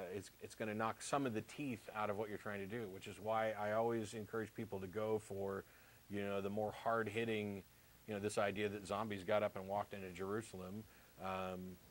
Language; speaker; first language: English; native; English